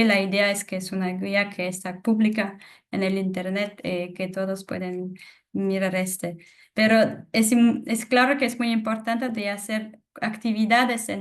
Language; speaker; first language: Spanish; non-native, fluent; French